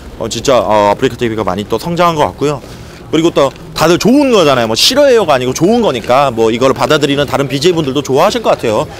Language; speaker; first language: Korean; native; Korean